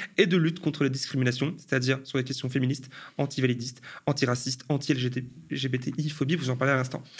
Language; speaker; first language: French; native; French